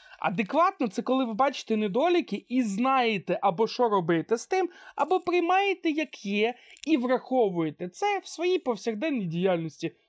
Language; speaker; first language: Ukrainian; non-native, local second language; Russian